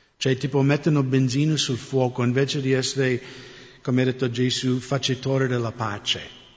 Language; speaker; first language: Italian; non-native, fluent; English